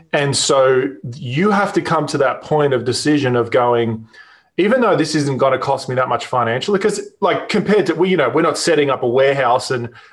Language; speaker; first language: English; native; English